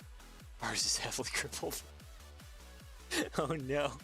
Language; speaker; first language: English; native; English